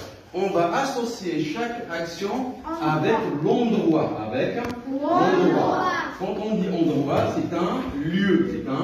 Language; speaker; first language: French; non-native, local second language; Arabic